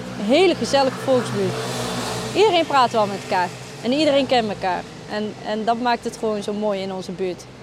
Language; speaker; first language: Dutch; early bilingual, other home language; Arabic